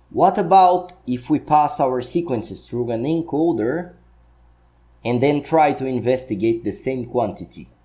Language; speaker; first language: English; non-native, fluent; Portuguese